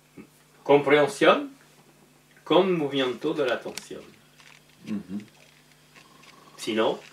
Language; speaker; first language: Spanish; non-native, learner; French